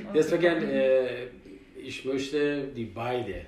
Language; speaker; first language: German; non-native, fluent; Persian